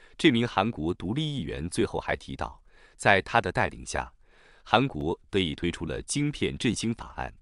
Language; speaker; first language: Chinese; native; Chinese